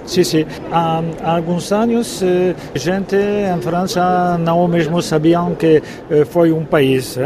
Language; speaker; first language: Portuguese; non-native, fluent; French